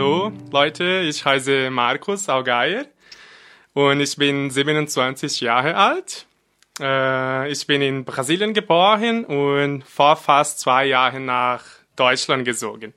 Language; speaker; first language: German; non-native, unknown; Portuguese